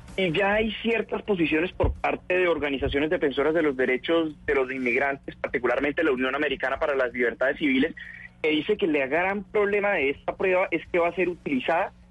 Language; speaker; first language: Spanish; native; Spanish